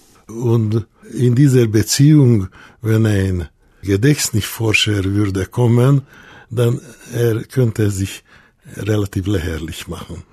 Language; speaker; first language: German; non-native, fluent; Hungarian